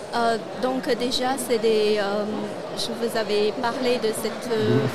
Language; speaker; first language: French; non-native, fluent; Chinese